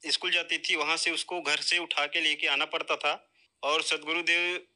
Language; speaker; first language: Hindi; native; Hindi